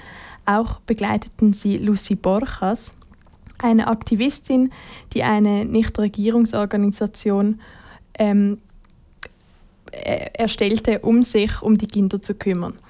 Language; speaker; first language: German; native; German